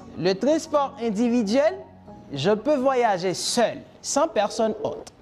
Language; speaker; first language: French; non-native, fluent; Spanish